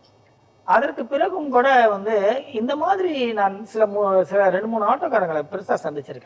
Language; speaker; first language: Tamil; native; Tamil